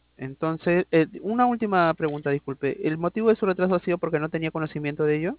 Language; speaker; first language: Spanish; native; Spanish